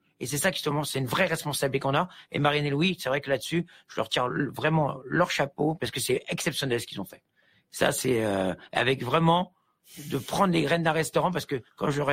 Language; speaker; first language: French; native; French